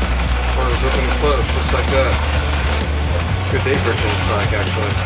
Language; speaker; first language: English; native; English